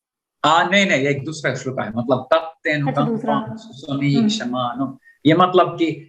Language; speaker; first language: Hindi; non-native, learner; Finnish